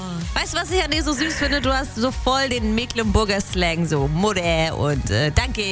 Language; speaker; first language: German; native; German